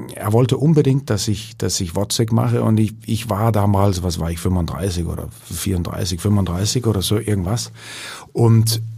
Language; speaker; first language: German; non-native, fluent; Danish